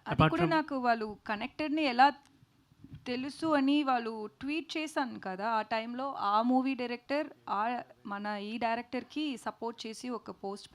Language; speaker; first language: Telugu; non-native, learner; Tamil